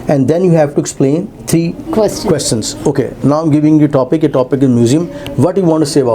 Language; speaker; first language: English; non-native, fluent; Urdu